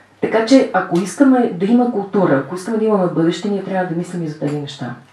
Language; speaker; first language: Bulgarian; native; Bulgarian